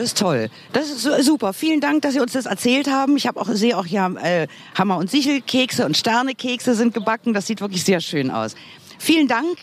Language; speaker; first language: German; native; German